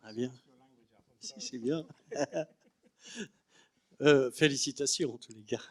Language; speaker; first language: French; native; French